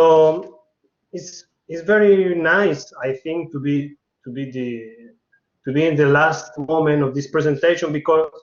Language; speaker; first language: English; non-native, learner; Spanish